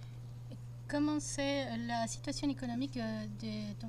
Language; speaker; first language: French; non-native, fluent; Spanish